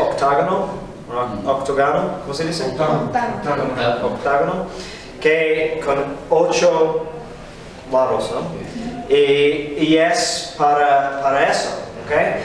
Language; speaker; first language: Spanish; non-native, fluent; English